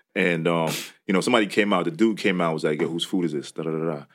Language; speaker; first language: English; non-native, local second language; Igbo